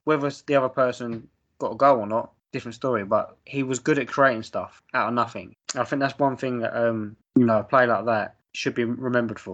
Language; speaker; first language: English; native; English